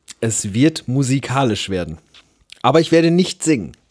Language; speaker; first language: German; native; German